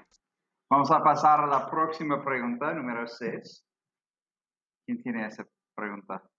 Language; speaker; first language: Spanish; non-native, fluent; English